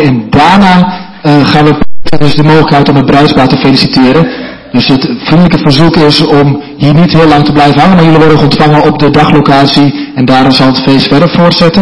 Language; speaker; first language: Dutch; native; Dutch